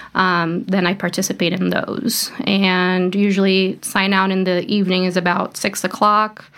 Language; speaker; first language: English; early bilingual, other home language; Portuguese